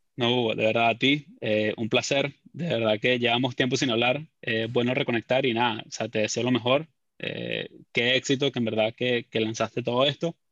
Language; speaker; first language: Spanish; native; Spanish